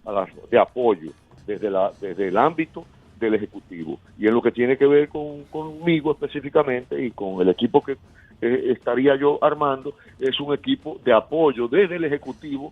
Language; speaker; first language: Spanish; native; Spanish